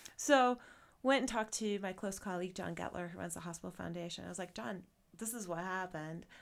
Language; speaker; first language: English; native; English